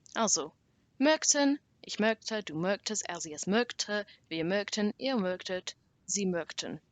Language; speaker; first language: German; non-native, learner; English